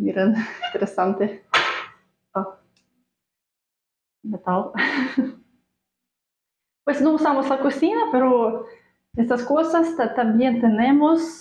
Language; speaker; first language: Spanish; non-native, fluent; Russian